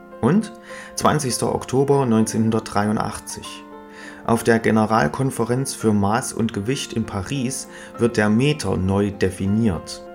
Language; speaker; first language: German; native; German